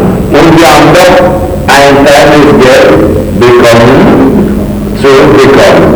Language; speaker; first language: German; non-native, fluent; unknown